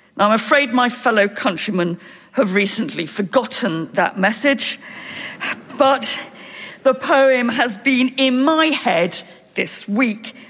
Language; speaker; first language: English; native; English